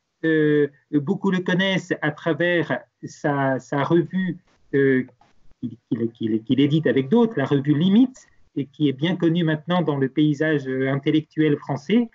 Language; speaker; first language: French; native; French